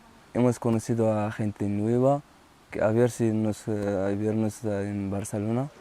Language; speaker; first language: Spanish; non-native, learner; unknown